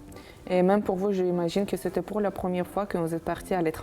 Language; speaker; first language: French; non-native, fluent; Uzbek